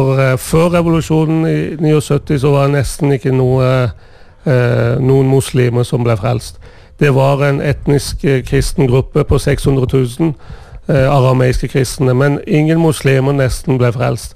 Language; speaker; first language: Swedish; non-native, fluent; Persian